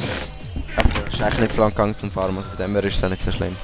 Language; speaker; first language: German; native; German